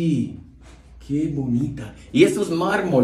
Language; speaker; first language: Spanish; non-native, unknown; English